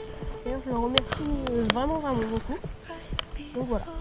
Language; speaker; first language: French; native; French